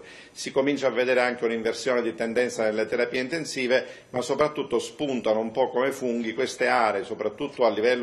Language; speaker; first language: Italian; native; Italian